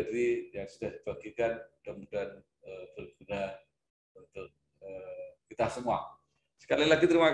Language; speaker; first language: Indonesian; native; Indonesian